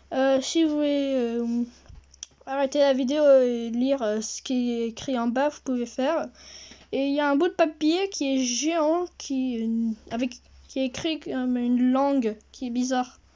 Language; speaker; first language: French; early bilingual, heritage; French